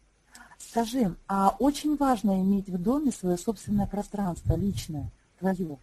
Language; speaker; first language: Russian; native; Russian